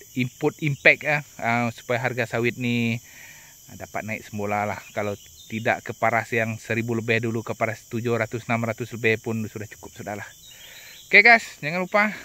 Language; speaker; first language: Malay; non-native, local second language; Iban